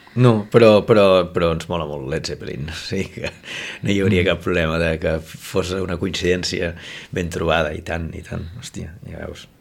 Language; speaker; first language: Catalan; native; Catalan